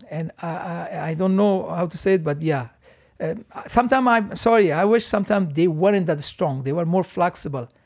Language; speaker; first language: English; non-native, fluent; Persian